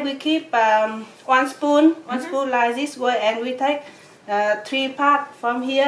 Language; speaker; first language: English; non-native, learner; Vietnamese